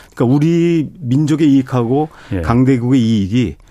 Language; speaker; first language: Korean; native; Korean